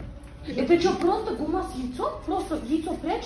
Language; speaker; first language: Russian; native; Russian